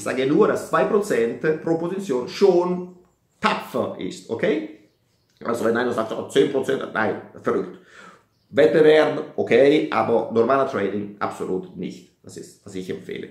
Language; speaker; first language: German; non-native, fluent; Italian